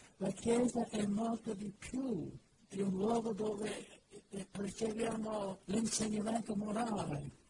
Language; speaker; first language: Italian; non-native, fluent; English